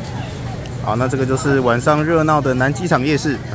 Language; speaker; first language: Chinese; native; Chinese